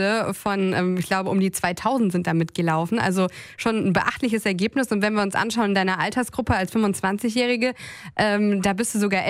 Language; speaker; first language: German; native; German